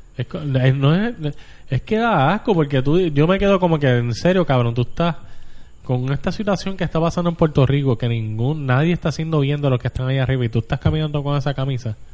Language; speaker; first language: Spanish; native; Spanish